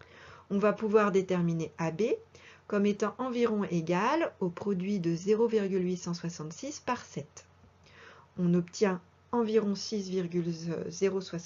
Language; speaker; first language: French; native; French